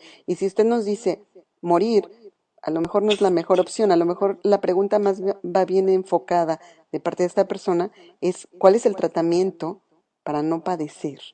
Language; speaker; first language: Spanish; native; Spanish